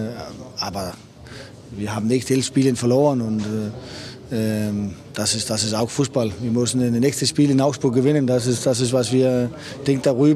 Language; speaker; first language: German; non-native, learner; Danish